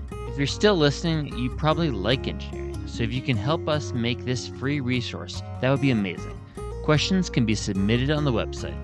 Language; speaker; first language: English; native; English